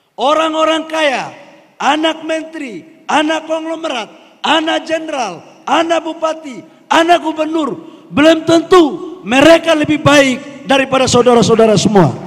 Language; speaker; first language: Indonesian; native; Indonesian